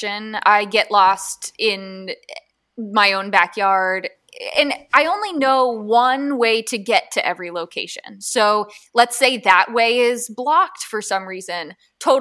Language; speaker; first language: English; native; English